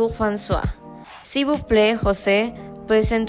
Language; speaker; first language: French; non-native, learner; Spanish